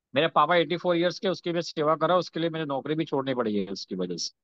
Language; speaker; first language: Hindi; non-native, local second language; Gujarati